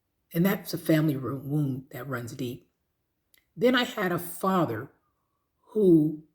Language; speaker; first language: English; native; English